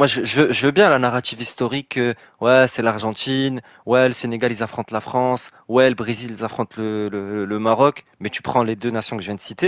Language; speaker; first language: French; native; French